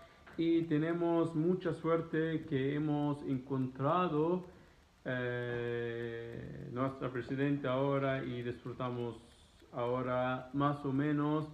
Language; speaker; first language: Spanish; non-native, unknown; Arabic